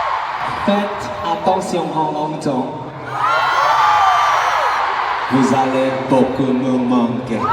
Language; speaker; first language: French; non-native, learner; Korean